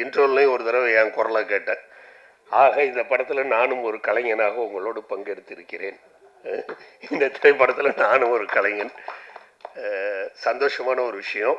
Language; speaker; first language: Tamil; native; Tamil